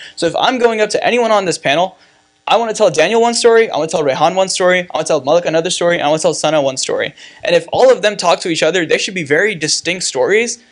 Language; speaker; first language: English; native; English